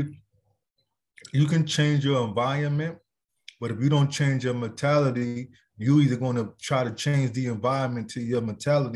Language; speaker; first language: English; native; English